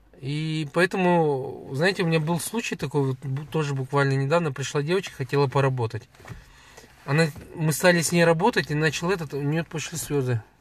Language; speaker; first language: Russian; native; Russian